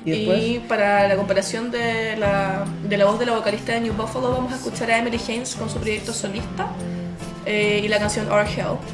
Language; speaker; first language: Spanish; native; Spanish